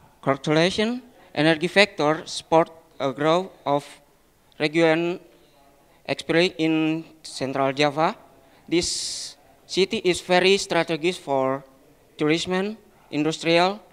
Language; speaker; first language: English; non-native, learner; Indonesian